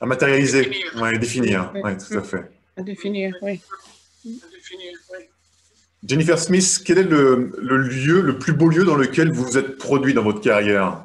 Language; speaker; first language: French; native; French